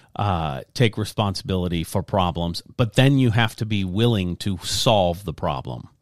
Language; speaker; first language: English; native; English